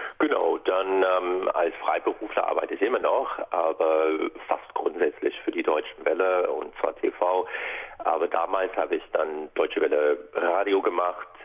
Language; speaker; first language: German; non-native, fluent; English